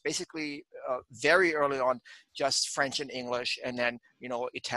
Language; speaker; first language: English; non-native, fluent; German